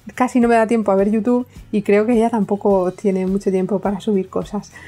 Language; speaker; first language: Spanish; native; Spanish